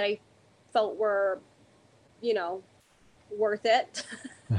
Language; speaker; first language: English; non-native, local second language; Filipino